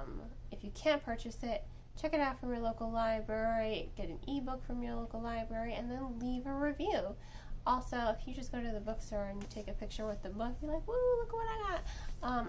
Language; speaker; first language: English; native; English